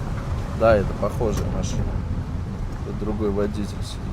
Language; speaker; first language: Russian; native; Russian